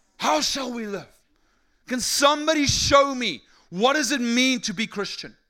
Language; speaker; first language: English; non-native, local second language; Afrikaans